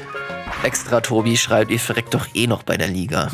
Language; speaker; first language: German; native; German